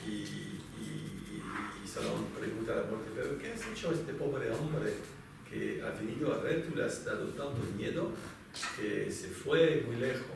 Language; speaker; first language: Spanish; non-native, fluent; French